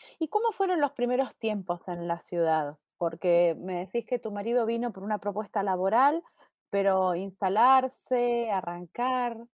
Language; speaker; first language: Spanish; native; Spanish